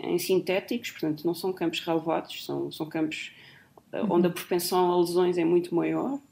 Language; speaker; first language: Portuguese; native; Portuguese